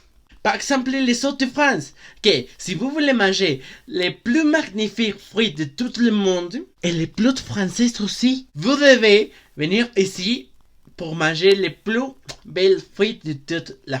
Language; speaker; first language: French; non-native, learner; Spanish